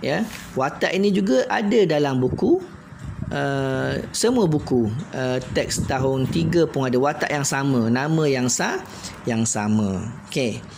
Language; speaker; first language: Malay; native; Malay